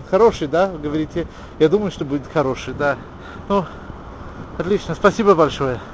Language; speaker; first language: Russian; non-native, learner; English